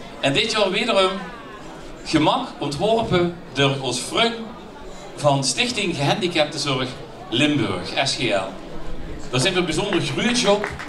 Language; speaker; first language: Dutch; non-native, local second language; Limburgish